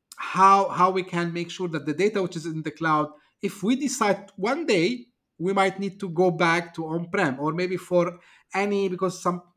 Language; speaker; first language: English; non-native, fluent; Turkish